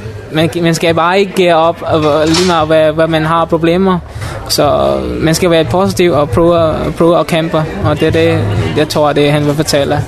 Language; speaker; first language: Danish; non-native, learner; Mon